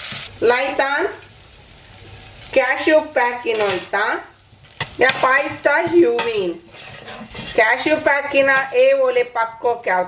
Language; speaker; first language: Finnish; non-native, learner; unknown